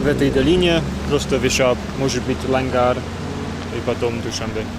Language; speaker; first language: Russian; non-native, learner; English